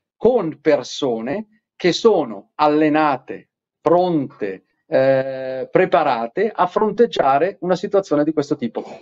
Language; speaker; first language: Italian; native; Italian